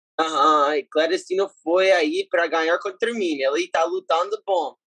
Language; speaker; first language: Portuguese; non-native, learner; English